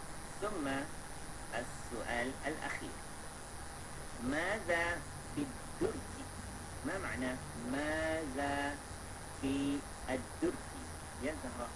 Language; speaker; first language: Arabic; non-native, fluent; Malay